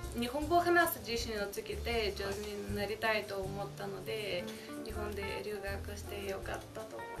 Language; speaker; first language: Japanese; non-native, fluent; Bulgarian